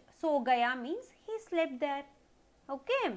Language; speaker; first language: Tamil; native; Tamil